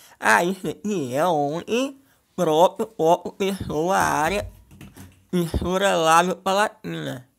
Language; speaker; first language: Portuguese; non-native, local second language; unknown